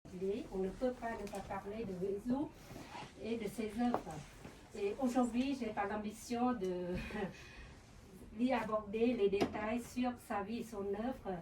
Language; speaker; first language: French; non-native, fluent; Vietnamese